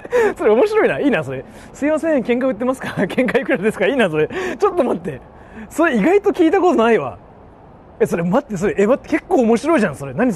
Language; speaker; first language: Japanese; native; Japanese